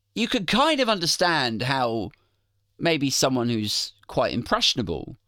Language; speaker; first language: English; native; English